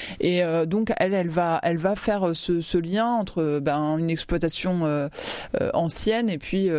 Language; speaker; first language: French; native; French